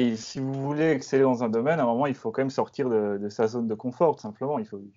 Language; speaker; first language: French; native; French